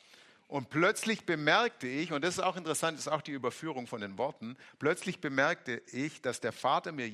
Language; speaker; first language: German; native; German